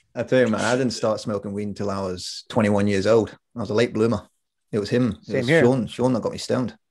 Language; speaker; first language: English; native; English